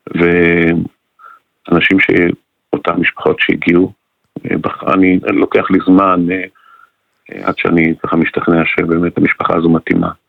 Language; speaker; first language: Hebrew; non-native, fluent; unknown